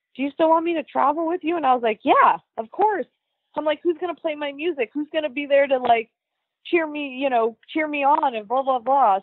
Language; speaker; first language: English; native; English